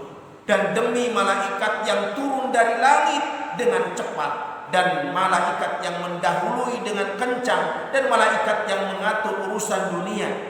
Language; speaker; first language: Indonesian; native; Indonesian